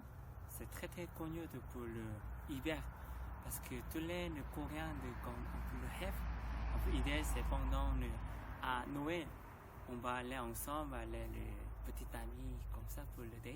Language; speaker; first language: French; non-native, learner; Korean